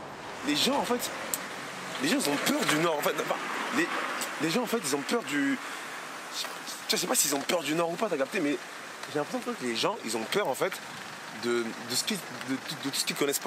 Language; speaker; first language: French; native; French